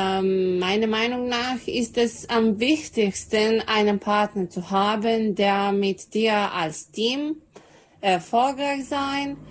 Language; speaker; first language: German; non-native, learner; Serbian